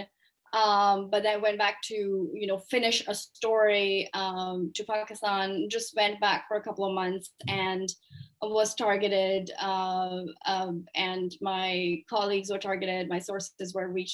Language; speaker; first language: English; non-native, local second language; Urdu